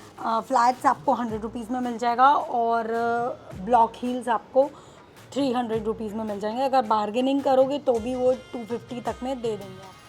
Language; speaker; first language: Hindi; native; Hindi